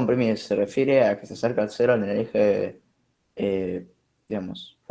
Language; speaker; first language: Spanish; native; Spanish